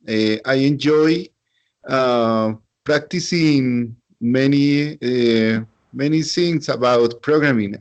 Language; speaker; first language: English; non-native, learner; Spanish